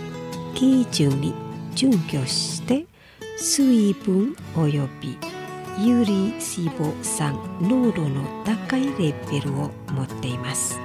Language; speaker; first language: Japanese; non-native, fluent; Indonesian